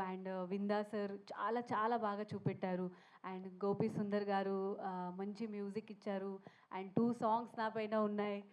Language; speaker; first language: Telugu; non-native, learner; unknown